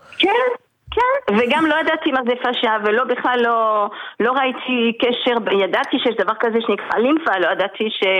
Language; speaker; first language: Hebrew; non-native, fluent; French